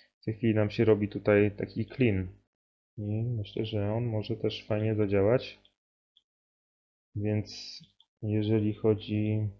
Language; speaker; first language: Polish; native; Polish